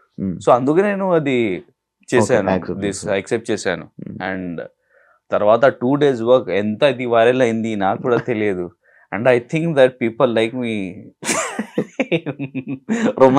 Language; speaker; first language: Telugu; non-native, learner; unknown